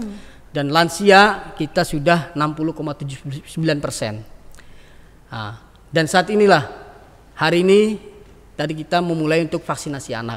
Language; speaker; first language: Indonesian; native; Indonesian